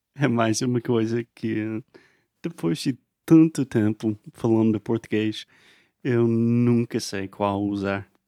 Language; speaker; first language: Portuguese; non-native, fluent; English